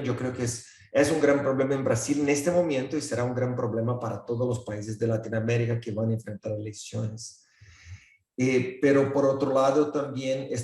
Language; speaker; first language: Spanish; non-native, fluent; Portuguese